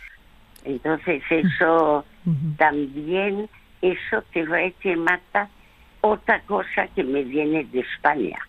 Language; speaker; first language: Spanish; early bilingual, other home language; French